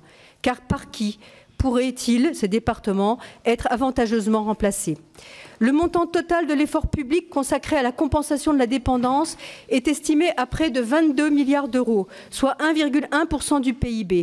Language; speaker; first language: French; native; French